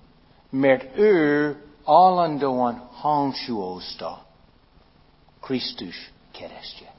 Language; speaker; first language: Hungarian; non-native, fluent; English